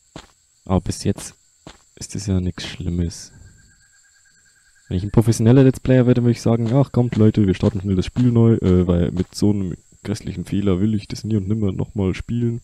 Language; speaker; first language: German; native; German